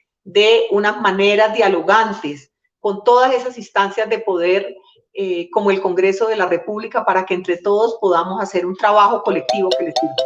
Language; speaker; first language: Spanish; native; Spanish